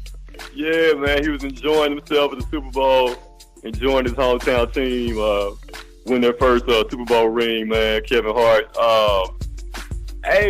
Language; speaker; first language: English; native; English